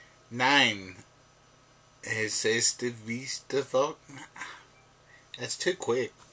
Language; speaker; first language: German; non-native, learner; English